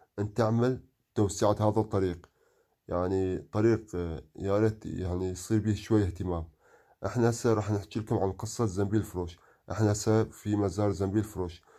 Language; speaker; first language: Arabic; non-native, local second language; Kurdish